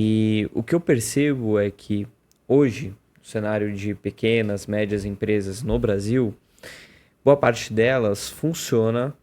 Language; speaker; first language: Portuguese; native; Portuguese